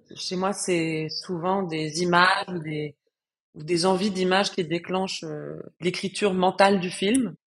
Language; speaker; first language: French; non-native, fluent; Spanish